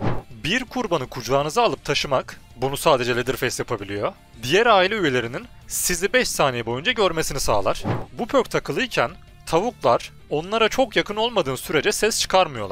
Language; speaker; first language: Turkish; native; Turkish